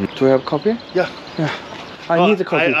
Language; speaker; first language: English; non-native, learner; Korean